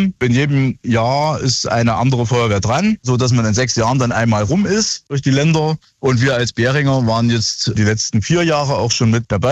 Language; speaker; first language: German; native; German